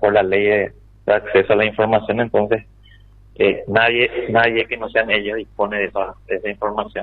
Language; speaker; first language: Spanish; native; Spanish